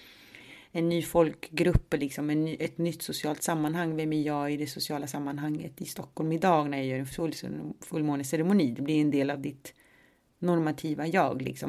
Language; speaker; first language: Swedish; native; Swedish